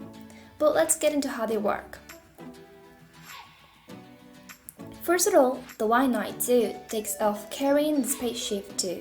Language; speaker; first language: English; non-native, fluent; Spanish